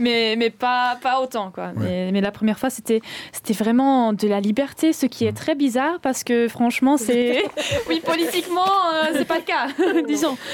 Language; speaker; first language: French; early bilingual, other home language; Spanish